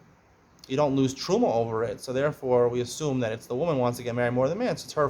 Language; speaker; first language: English; native; English